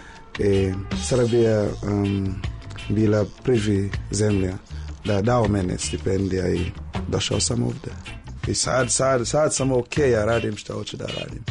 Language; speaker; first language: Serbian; non-native, learner; English